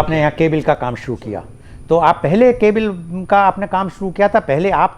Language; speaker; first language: Hindi; native; Hindi